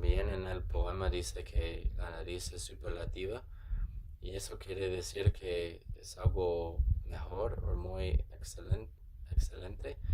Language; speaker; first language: Spanish; non-native, learner; English